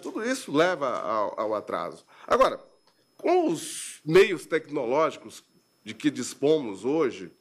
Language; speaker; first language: Portuguese; native; Portuguese